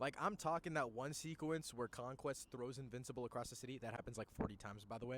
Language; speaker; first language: English; native; English